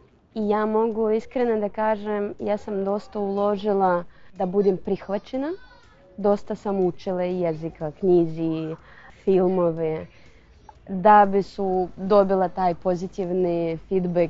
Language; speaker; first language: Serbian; non-native, fluent; Russian